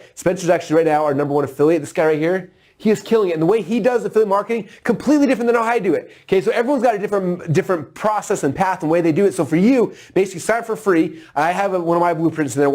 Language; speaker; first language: English; native; English